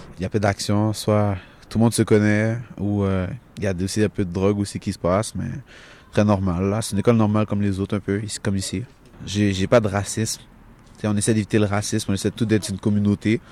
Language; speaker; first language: French; native; French